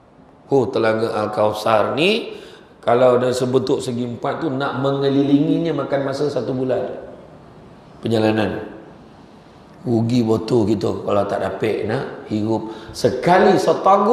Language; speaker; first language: Malay; native; Malay